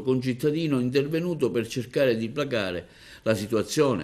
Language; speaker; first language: Italian; native; Italian